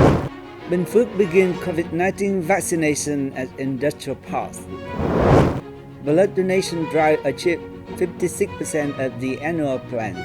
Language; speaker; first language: English; non-native, fluent; Vietnamese